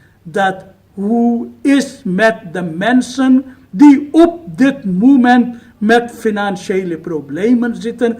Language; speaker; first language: Dutch; non-native, fluent; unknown